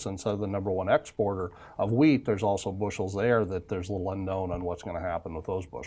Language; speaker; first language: English; native; English